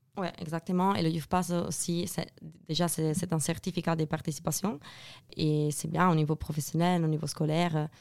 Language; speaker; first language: French; non-native, fluent; Italian